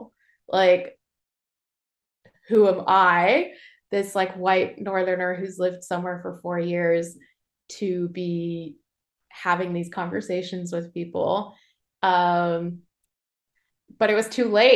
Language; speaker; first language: English; native; English